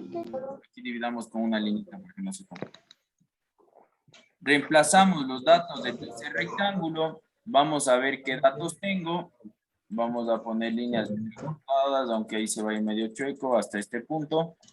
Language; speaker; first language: Spanish; native; Spanish